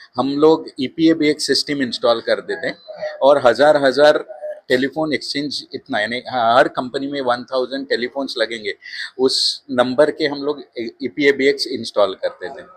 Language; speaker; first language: Hindi; non-native, local second language; Marathi